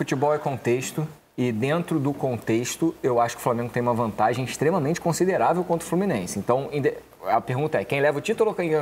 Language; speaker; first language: Portuguese; native; Portuguese